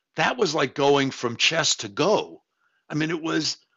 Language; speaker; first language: English; native; English